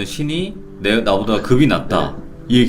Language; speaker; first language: Korean; native; Korean